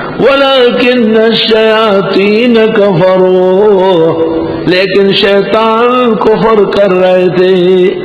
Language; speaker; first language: Urdu; non-native, local second language; Pashto